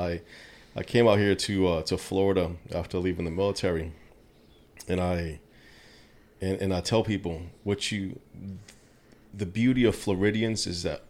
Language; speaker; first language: English; native; English